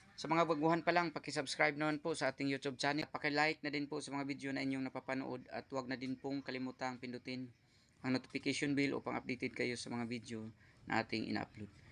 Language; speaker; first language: Filipino; non-native, local second language; Cebuano